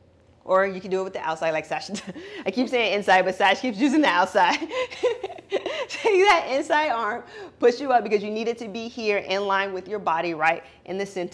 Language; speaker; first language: English; native; English